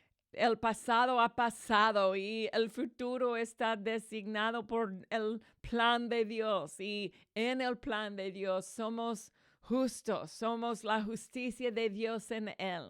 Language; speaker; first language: Spanish; non-native, fluent; English